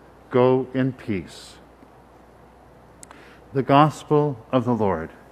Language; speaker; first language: English; native; English